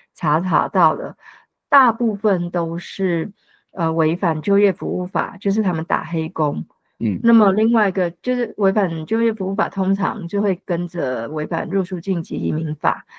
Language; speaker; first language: Chinese; non-native, fluent; Cantonese